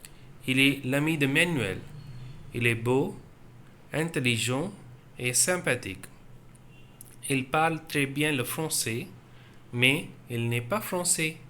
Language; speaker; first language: French; non-native, fluent; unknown